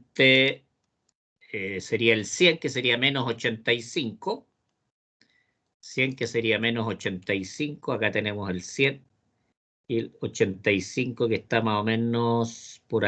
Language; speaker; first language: Spanish; native; Spanish